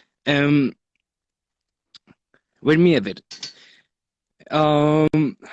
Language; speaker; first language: English; non-native, learner; Spanish